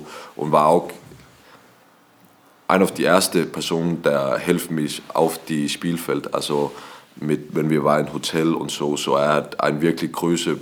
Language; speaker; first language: German; non-native, learner; Danish